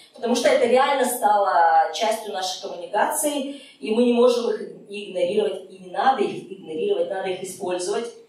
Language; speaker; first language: Russian; native; Russian